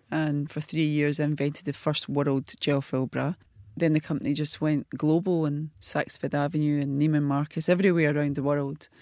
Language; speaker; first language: English; native; English